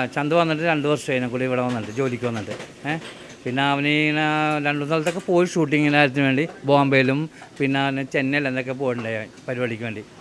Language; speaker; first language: Malayalam; non-native, learner; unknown